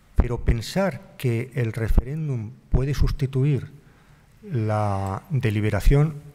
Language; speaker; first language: Spanish; native; Spanish